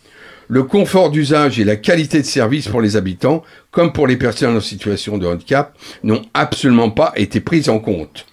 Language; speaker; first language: French; native; French